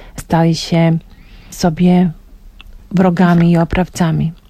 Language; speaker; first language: Polish; non-native, fluent; Serbian